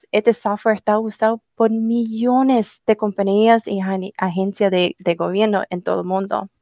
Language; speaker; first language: Spanish; early bilingual, heritage; Spanish